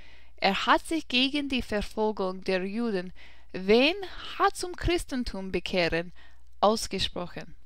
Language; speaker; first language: German; non-native, learner; English